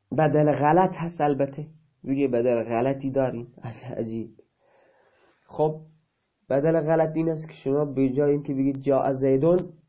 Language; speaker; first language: Persian; non-native, local second language; Baluchi